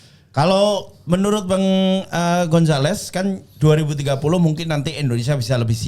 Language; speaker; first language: Indonesian; native; Indonesian